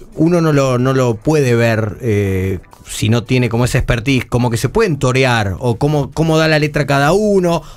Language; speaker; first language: Spanish; native; Spanish